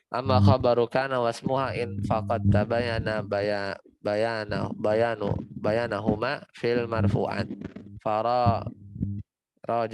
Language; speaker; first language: Arabic; non-native, fluent; Indonesian